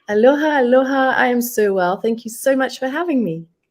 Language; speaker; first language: English; native; English